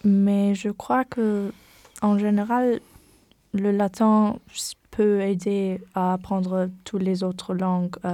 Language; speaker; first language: French; non-native, learner; German